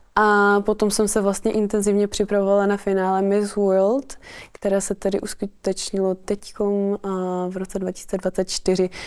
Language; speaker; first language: Czech; native; Czech